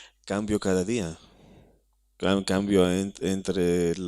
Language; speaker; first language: Spanish; non-native, fluent; Hebrew